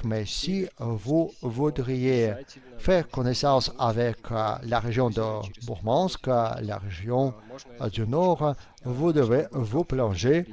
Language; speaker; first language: French; non-native, fluent; Russian